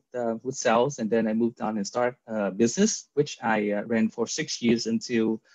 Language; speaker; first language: English; non-native, fluent; Vietnamese